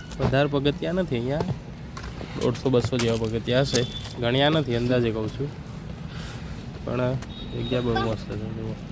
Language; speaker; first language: Gujarati; native; Gujarati